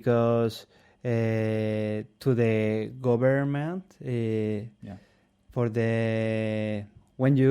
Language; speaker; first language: English; non-native, learner; Spanish